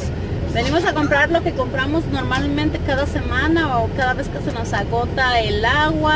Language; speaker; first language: Spanish; native; Spanish